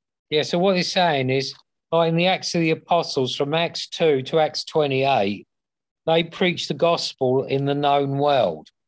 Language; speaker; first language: English; native; English